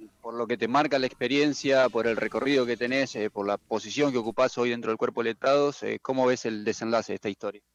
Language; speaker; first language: Spanish; native; Spanish